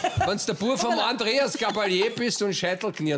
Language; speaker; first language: German; native; German